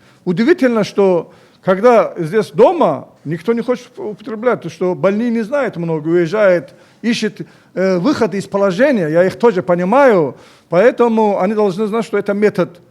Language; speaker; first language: Russian; native; Russian